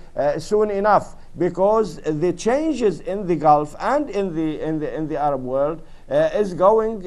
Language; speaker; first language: English; non-native, fluent; Arabic